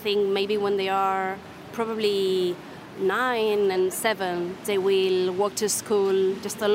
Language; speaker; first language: English; non-native, fluent; Spanish